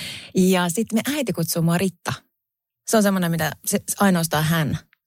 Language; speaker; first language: Finnish; native; Finnish